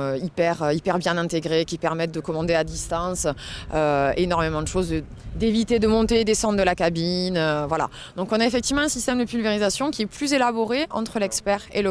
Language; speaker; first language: French; native; French